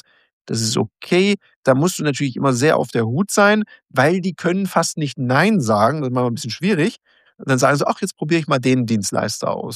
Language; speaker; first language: German; native; German